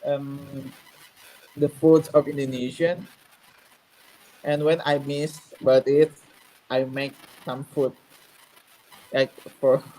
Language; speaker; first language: English; non-native, learner; Indonesian